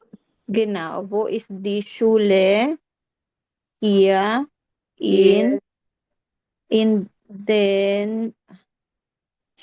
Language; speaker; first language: German; non-native, fluent; Filipino